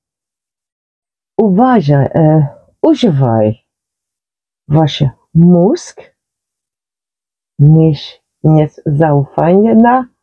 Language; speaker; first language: Polish; non-native, learner; Dutch